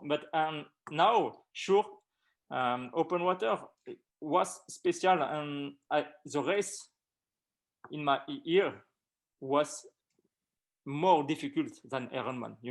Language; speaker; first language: English; non-native, learner; French